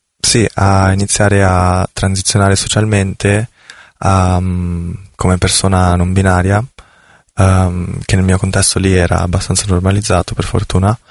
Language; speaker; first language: Italian; native; Italian